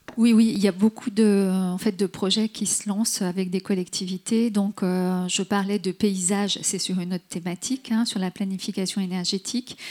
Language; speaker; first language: French; native; French